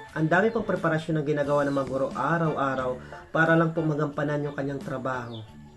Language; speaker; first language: Filipino; non-native, local second language; Waray